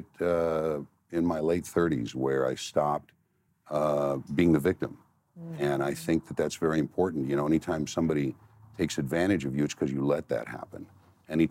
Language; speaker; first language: English; native; English